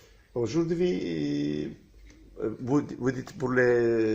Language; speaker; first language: French; non-native, learner; Turkish